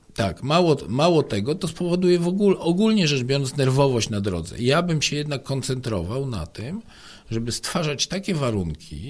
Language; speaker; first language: Polish; native; Polish